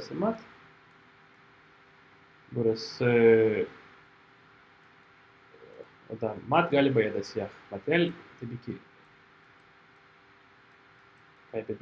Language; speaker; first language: Turkish; non-native, fluent; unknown